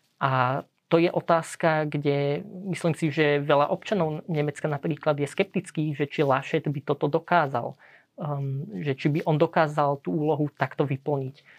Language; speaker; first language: Slovak; early bilingual, heritage; Slovak